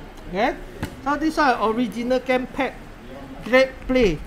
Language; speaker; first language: English; non-native, local second language; Chinese